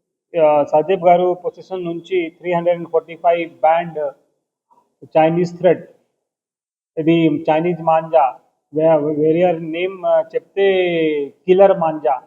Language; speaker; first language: Telugu; non-native, local second language; Urdu